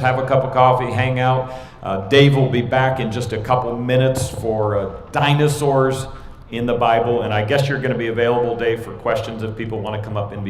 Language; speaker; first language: English; native; English